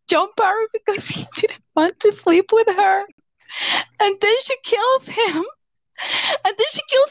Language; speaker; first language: English; non-native, fluent; Spanish